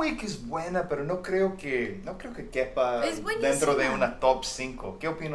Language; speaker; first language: Spanish; non-native, fluent; English